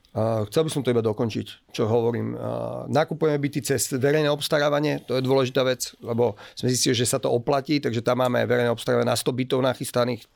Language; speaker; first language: Slovak; native; Slovak